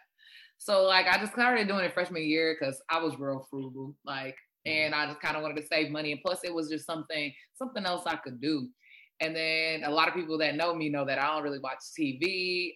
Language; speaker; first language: English; non-native, local second language; Shona